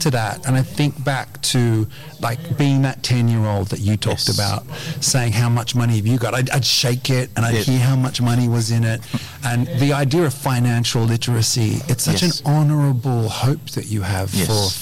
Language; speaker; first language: English; native; English